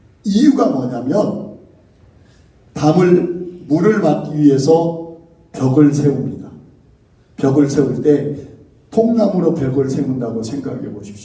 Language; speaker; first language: Korean; native; Korean